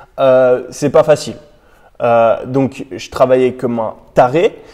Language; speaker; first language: French; native; French